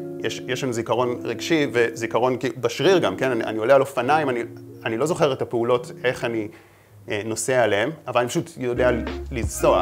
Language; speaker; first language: Hebrew; native; Hebrew